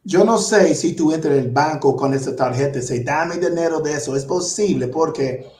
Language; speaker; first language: Spanish; non-native, learner; English